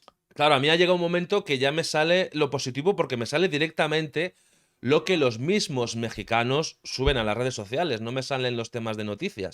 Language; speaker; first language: Spanish; native; Spanish